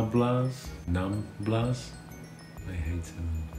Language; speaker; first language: English; non-native, fluent; Czech